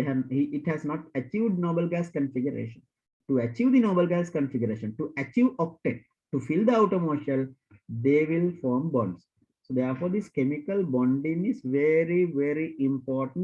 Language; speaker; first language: English; non-native, local second language; Sinhala